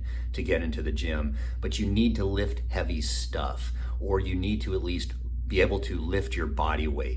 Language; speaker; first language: English; native; English